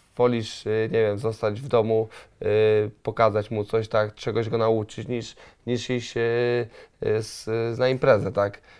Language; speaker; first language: Polish; native; Polish